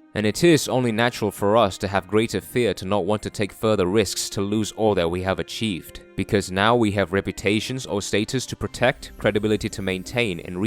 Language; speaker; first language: English; non-native, fluent; Korean